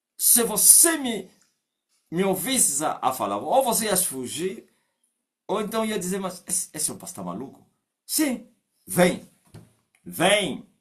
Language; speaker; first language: Portuguese; non-native, local second language; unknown